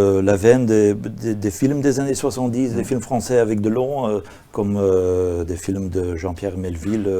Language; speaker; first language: French; non-native, local second language; Dutch